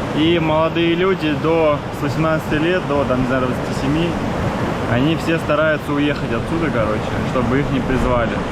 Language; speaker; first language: Russian; native; Russian